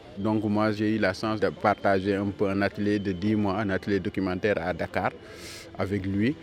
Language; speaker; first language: French; non-native, local second language; Wolof